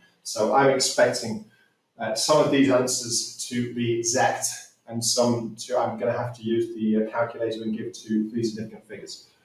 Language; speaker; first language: English; native; English